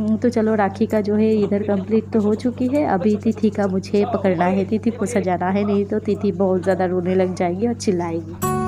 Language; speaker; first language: Hindi; non-native, local second language; Bangla